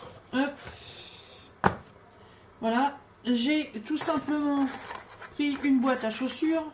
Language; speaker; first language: French; native; French